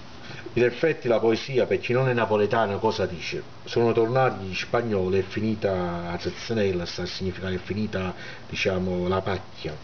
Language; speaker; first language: Italian; native; Italian